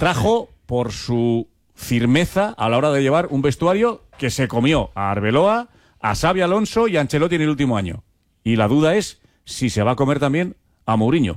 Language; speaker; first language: Spanish; native; Spanish